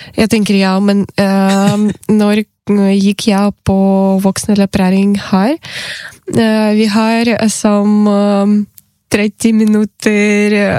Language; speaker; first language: Norwegian; non-native, learner; Ukrainian